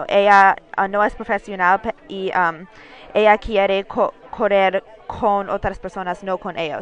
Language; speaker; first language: Spanish; non-native, learner; English